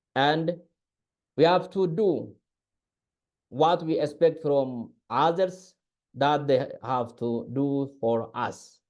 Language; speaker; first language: English; non-native, local second language; Amharic